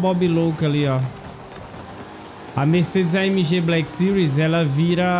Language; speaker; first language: Portuguese; native; Portuguese